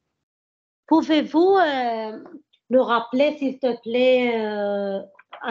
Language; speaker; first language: French; non-native, learner; Arabic